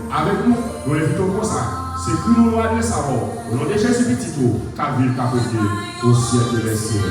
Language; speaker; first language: French; non-native, local second language; Haitian Creole